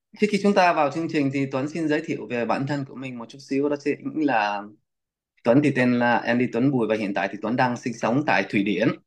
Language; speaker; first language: Vietnamese; early bilingual, heritage; Vietnamese